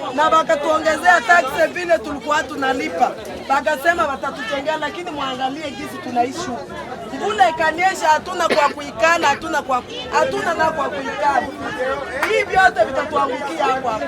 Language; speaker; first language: Swahili; native; Swahili